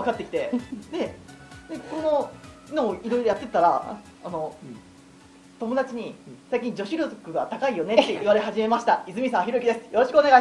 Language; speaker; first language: Japanese; native; Japanese